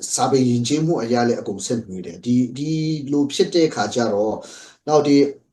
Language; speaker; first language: Burmese; non-native, local second language; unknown